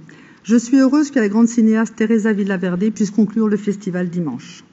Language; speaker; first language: French; native; French